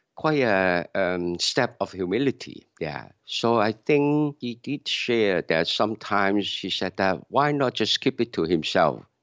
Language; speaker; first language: English; non-native, local second language; Cantonese